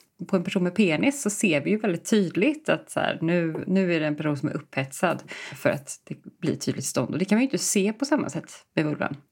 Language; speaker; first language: Swedish; native; Swedish